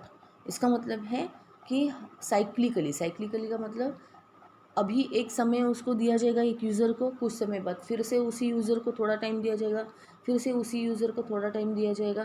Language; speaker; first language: Hindi; non-native, local second language; Marathi